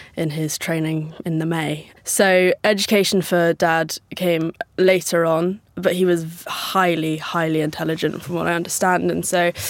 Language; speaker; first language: English; native; English